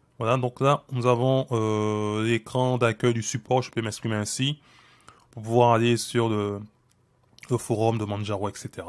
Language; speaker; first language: French; native; French